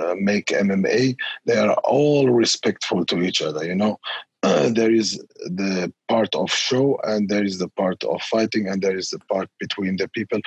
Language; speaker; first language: English; non-native, fluent; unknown